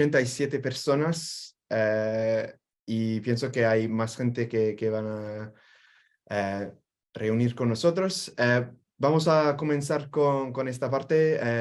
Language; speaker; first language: Spanish; non-native, fluent; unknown